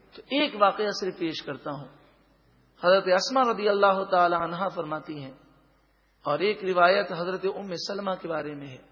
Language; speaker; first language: Urdu; native; Urdu